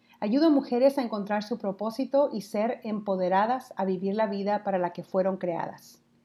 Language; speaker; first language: Spanish; early bilingual, heritage; Spanish